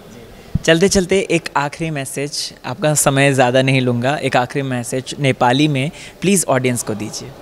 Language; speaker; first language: Hindi; native; Hindi